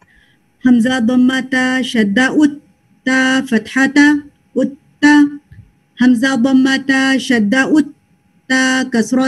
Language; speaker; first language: Arabic; non-native, learner; Urdu